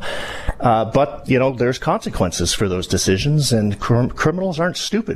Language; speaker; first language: English; native; English